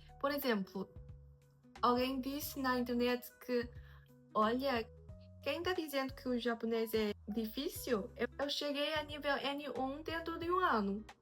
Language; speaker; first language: Portuguese; non-native, fluent; Chinese